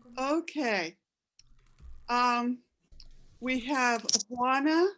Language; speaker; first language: English; native; English